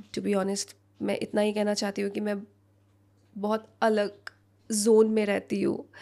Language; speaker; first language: Hindi; non-native, local second language; Assamese